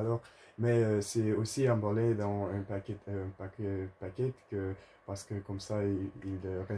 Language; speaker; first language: French; non-native, learner; Dutch